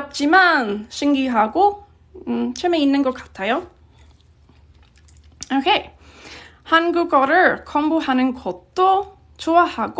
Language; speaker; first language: Korean; non-native, fluent; English